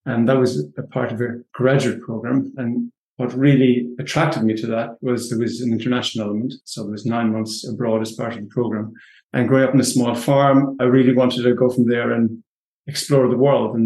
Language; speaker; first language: English; native; English